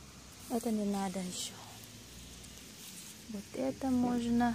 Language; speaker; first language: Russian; non-native, learner; Filipino